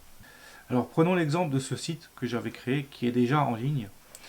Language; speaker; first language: French; native; French